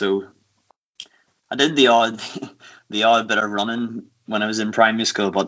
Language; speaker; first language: English; native; English